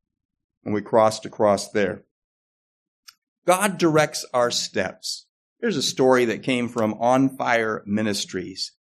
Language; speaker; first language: English; native; English